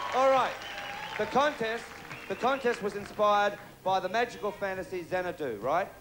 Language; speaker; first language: English; native; English